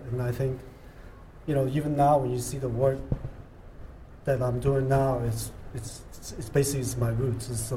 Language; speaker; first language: English; non-native, local second language; Cantonese